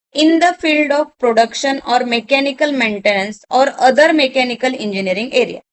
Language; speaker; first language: English; non-native, local second language; Marathi